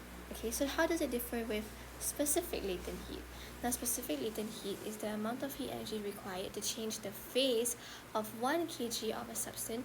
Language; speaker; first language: English; non-native, local second language; Malay